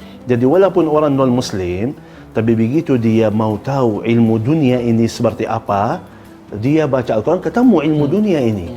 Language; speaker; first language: Indonesian; non-native, fluent; Arabic